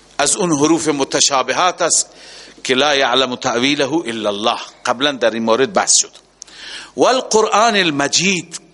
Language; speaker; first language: Persian; native; Persian